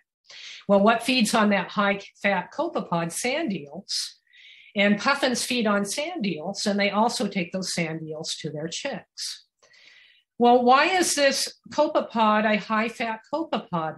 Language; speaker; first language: English; native; English